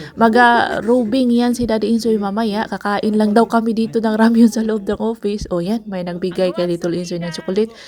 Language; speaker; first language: Filipino; non-native, local second language; Cebuano